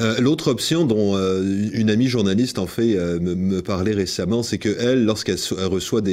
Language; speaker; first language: French; native; French